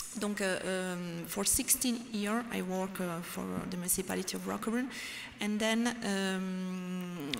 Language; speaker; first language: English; non-native, learner; French